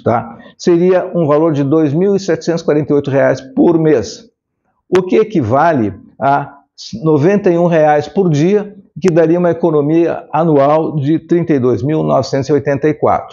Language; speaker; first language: Portuguese; native; Portuguese